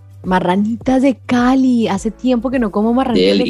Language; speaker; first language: Spanish; native; Spanish